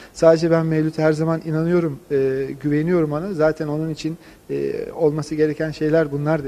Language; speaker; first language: Turkish; native; Turkish